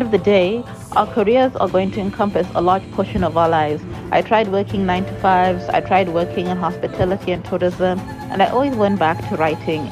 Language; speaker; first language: English; non-native, local second language; Shona